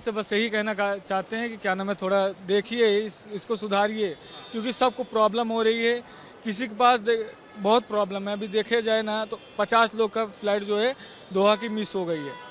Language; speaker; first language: Hindi; native; Hindi